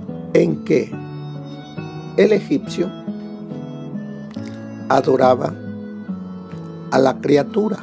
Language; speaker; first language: Spanish; native; Spanish